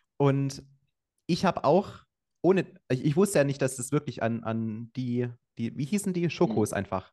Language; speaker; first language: German; native; German